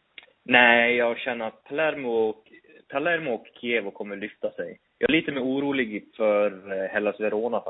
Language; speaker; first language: Swedish; native; Swedish